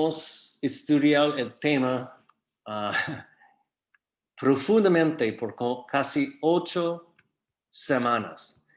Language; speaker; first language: Spanish; non-native, fluent; English